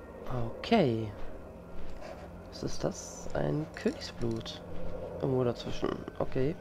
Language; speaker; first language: German; native; German